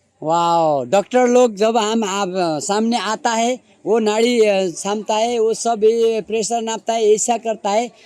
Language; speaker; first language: Hindi; non-native, learner; Nepali